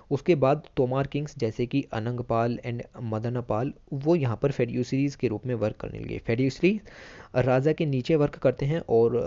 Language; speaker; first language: Hindi; native; Hindi